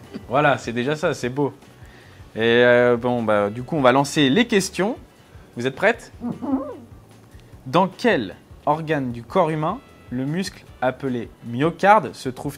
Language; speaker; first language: French; native; French